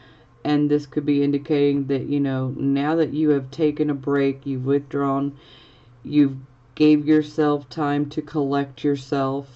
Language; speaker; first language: English; native; English